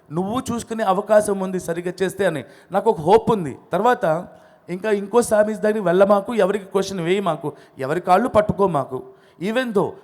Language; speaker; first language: Telugu; non-native, local second language; Odia